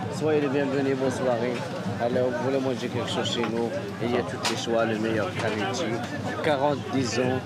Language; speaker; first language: French; non-native, local second language; Arabic